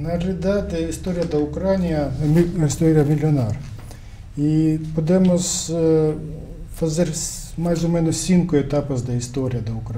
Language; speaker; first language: Portuguese; non-native, learner; Ukrainian